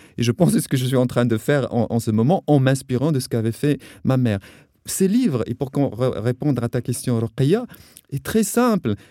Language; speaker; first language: French; non-native, local second language; Arabic